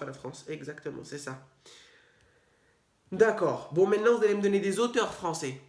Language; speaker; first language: French; native; French